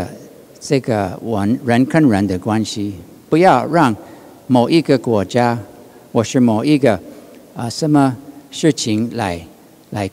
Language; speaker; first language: Chinese; non-native, learner; English